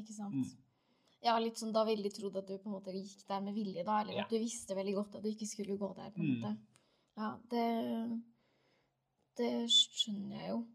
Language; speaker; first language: Norwegian; native; Norwegian